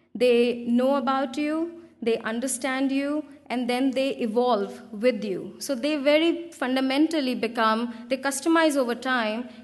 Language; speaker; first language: English; non-native, local second language; Hindi